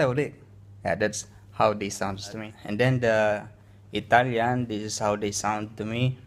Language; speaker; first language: English; non-native, local second language; Filipino